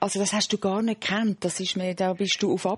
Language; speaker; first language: German; native; German